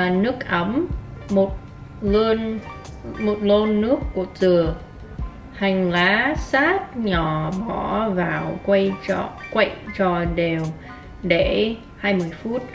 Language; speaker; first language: Vietnamese; non-native, learner; English